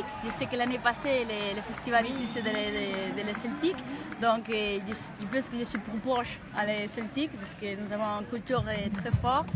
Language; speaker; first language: French; non-native, learner; Galician